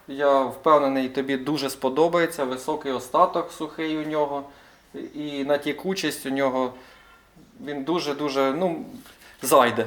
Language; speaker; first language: Ukrainian; non-native, local second language; Russian